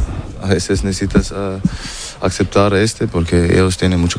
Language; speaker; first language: Spanish; non-native, fluent; German